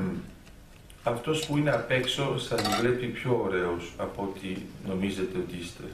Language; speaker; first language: Greek; early bilingual, heritage; Greek